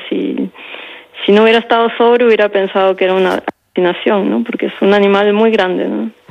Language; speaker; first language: Spanish; native; Spanish